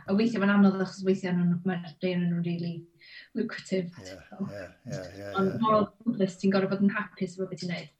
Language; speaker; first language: Welsh; native; Welsh